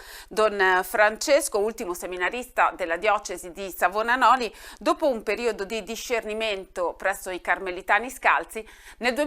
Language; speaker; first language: Italian; native; Italian